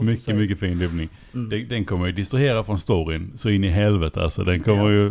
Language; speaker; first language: Swedish; native; Swedish